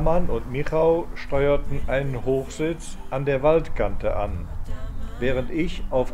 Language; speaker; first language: German; native; German